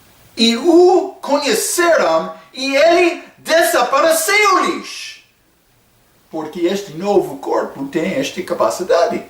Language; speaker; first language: Portuguese; non-native, fluent; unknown